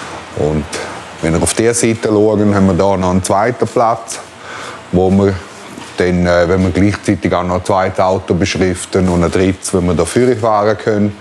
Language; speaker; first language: German; native; German